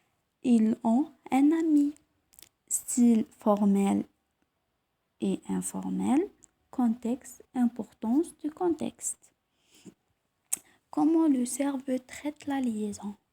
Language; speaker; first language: French; non-native, local second language; Arabic